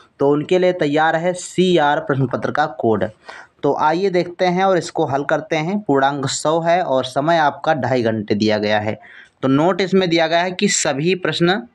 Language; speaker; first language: Hindi; native; Hindi